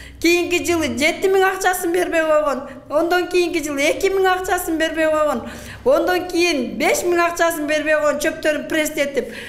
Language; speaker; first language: Kyrgyz; native; Kyrgyz